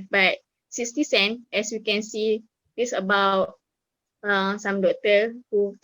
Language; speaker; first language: English; non-native, learner; Malay